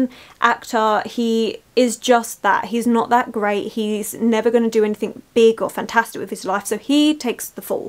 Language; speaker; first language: English; native; English